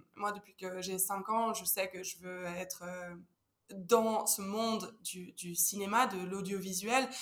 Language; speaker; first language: French; early bilingual, heritage; Spanish